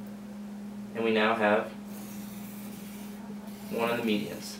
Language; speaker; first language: English; native; English